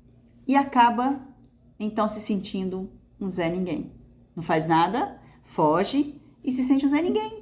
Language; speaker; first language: Portuguese; native; Portuguese